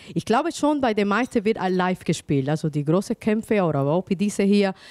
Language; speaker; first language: German; non-native, fluent; Spanish